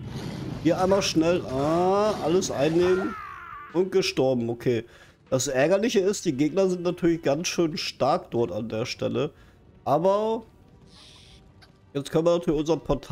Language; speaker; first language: German; native; German